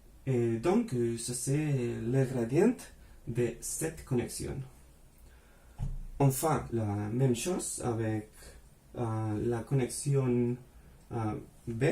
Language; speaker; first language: French; non-native, fluent; Spanish